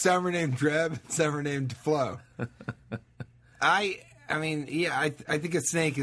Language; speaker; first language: English; native; English